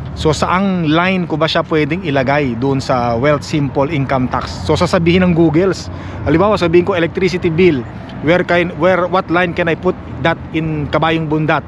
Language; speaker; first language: Filipino; native; Filipino